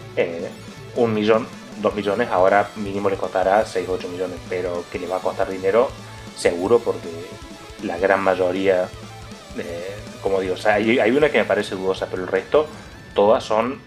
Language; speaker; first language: Spanish; native; Spanish